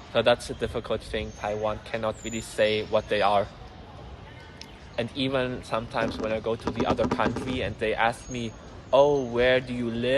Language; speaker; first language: English; non-native, fluent; German